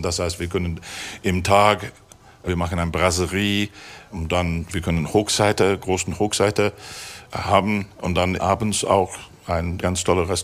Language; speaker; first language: German; non-native, fluent; English